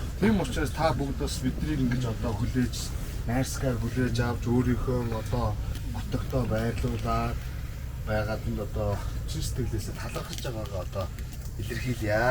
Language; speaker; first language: Mongolian; native; Mongolian